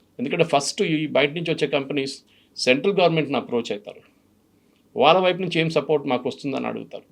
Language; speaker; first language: Telugu; non-native, fluent; Malayalam